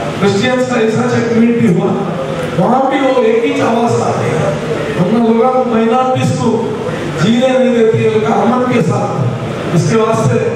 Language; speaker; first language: Hindi; non-native, local second language; Urdu